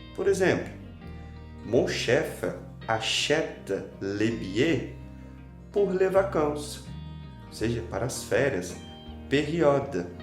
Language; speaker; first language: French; non-native, fluent; Portuguese